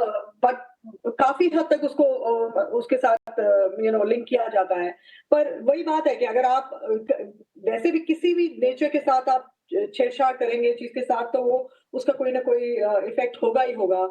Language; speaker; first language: Hindi; native; Hindi